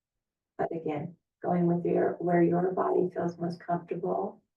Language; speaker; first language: English; native; English